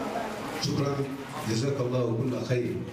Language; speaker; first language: Arabic; non-native, fluent; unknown